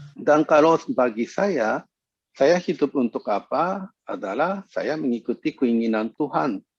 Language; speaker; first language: Indonesian; non-native, fluent; Japanese